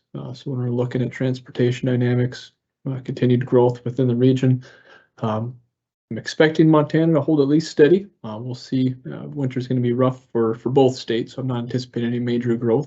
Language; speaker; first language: English; native; English